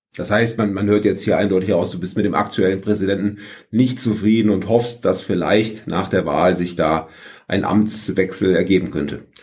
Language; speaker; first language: German; native; German